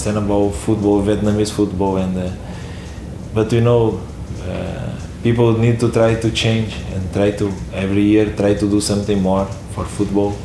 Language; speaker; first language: English; non-native, learner; Portuguese